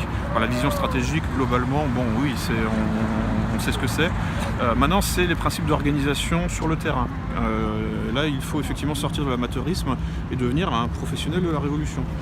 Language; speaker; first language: French; native; French